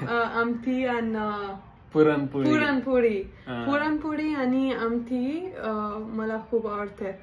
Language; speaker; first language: Marathi; non-native, learner; Persian